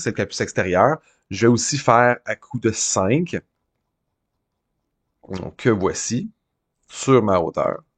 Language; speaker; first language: French; native; French